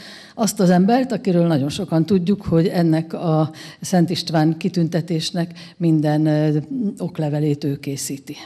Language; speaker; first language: Hungarian; native; Hungarian